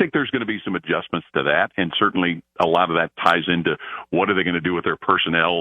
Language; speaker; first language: English; native; English